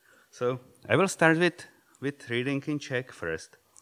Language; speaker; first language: English; non-native, fluent; Czech